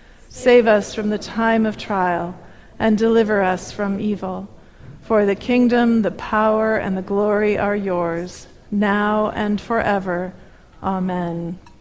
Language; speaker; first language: English; native; English